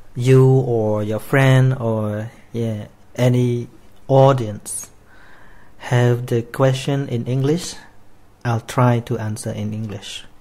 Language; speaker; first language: English; non-native, fluent; Khmer